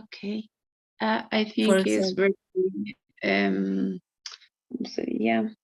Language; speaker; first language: English; non-native, learner; Spanish